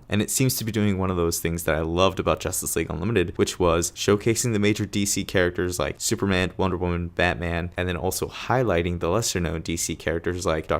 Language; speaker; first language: English; native; English